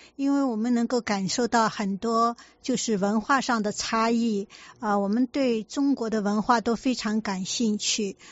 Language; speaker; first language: Chinese; native; Chinese